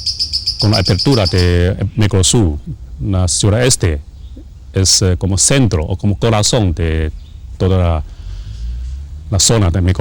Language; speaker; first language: Spanish; non-native, fluent; Chinese